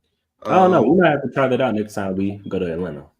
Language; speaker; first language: English; native; English